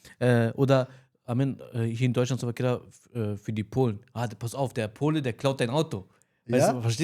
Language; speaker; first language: German; early bilingual, heritage; Romany